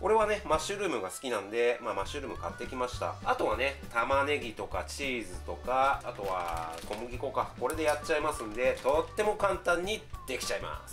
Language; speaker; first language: Japanese; native; Japanese